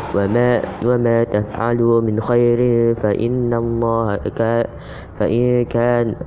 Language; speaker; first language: Arabic; non-native, learner; Indonesian